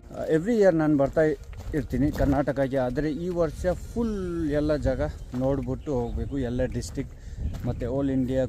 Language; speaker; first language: Kannada; non-native, fluent; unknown